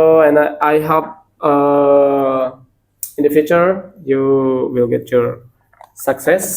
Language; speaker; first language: English; non-native, learner; Indonesian